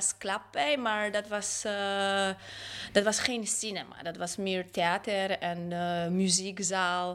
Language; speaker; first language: Dutch; non-native, fluent; Polish